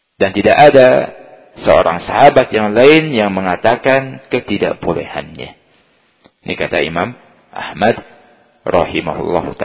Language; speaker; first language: Indonesian; native; Indonesian